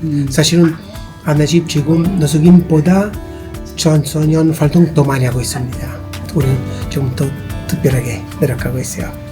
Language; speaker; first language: Korean; non-native, fluent; Italian